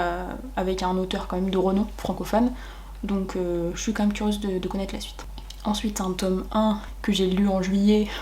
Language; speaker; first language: French; native; French